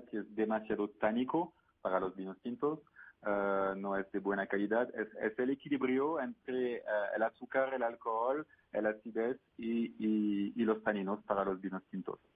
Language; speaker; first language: Spanish; non-native, fluent; French